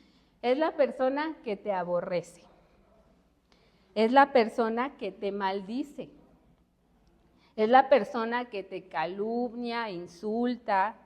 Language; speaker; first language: Spanish; native; Spanish